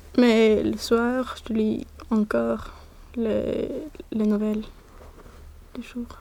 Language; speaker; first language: French; non-native, learner; Swedish